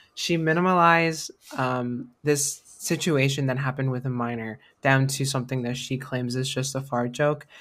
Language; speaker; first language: English; native; English